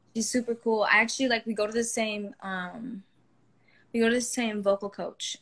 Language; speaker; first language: English; early bilingual, other home language; Spanish